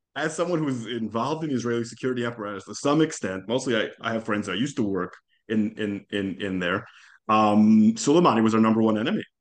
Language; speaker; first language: English; non-native, fluent; Hebrew